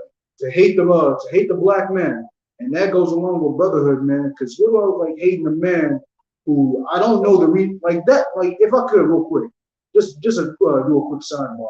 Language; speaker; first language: English; native; English